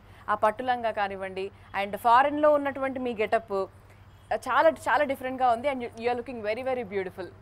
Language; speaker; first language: Telugu; native; Telugu